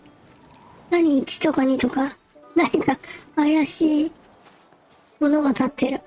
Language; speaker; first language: Japanese; native; Japanese